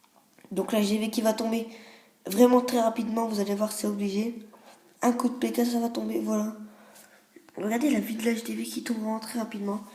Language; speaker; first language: French; native; French